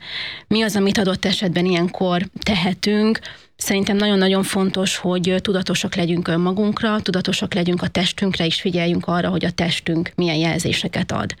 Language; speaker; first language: Hungarian; native; Hungarian